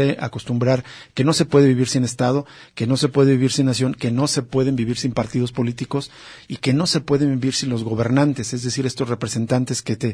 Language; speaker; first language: Spanish; native; Spanish